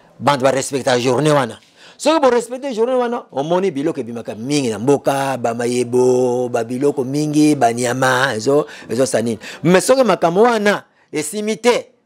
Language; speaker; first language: Lingala; non-native, local second language; Kongo